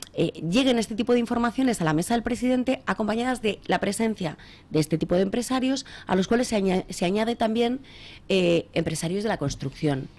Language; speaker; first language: Spanish; native; Spanish